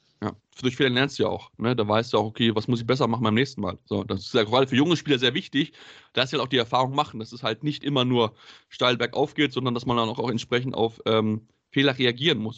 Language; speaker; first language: German; native; German